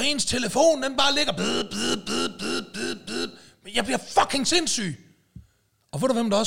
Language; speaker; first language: Danish; native; Danish